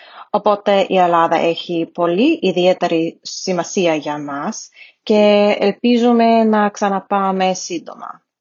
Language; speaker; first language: Greek; non-native, learner; English